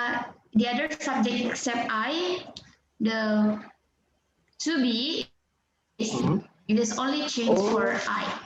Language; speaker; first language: English; non-native, fluent; Indonesian